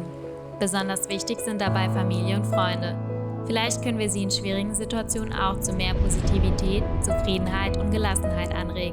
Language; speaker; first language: German; native; German